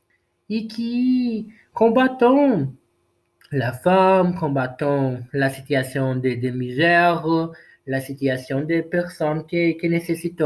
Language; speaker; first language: French; non-native, learner; Portuguese